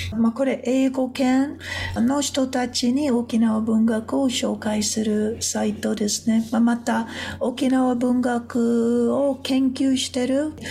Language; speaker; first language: Japanese; non-native, fluent; English